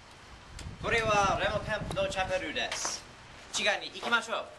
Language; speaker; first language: Japanese; non-native, learner; English